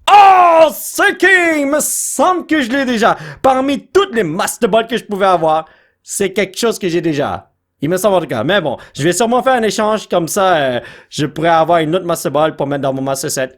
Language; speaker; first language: French; native; French